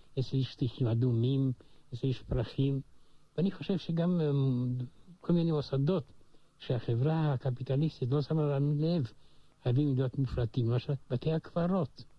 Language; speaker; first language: Hebrew; non-native, fluent; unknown